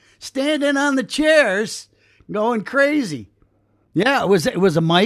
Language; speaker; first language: English; native; English